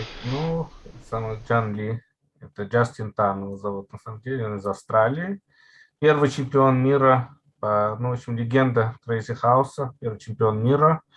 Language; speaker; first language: Russian; native; Russian